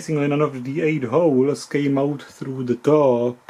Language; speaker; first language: English; non-native, fluent; Czech